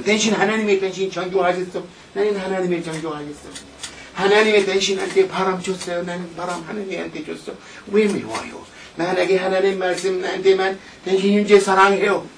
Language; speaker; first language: Korean; non-native, learner; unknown